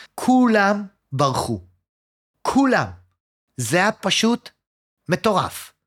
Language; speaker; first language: Hebrew; early bilingual, other home language; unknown